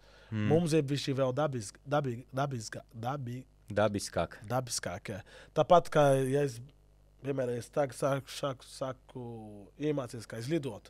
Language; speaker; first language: Latvian; non-native, learner; Portuguese